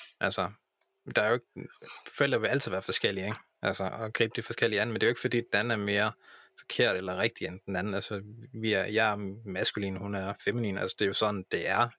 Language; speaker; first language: Danish; early bilingual, other home language; English